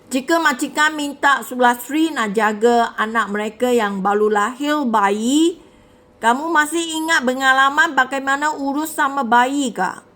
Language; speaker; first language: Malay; non-native, local second language; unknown